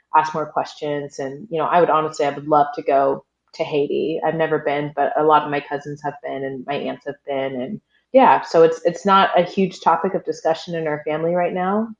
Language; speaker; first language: English; early bilingual, other home language; Haitian Creole